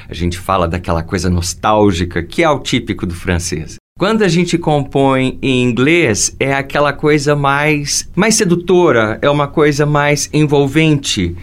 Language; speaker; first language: Portuguese; early bilingual, other home language; Spanish